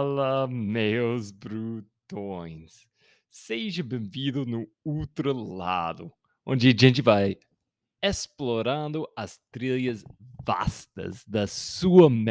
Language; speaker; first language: Portuguese; non-native, fluent; English